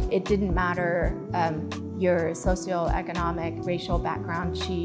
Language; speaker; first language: English; early bilingual, other home language; Chinese